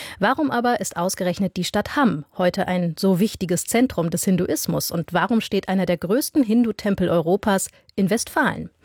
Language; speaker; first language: German; native; German